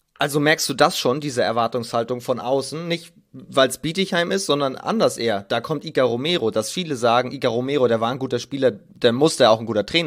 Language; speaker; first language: German; native; German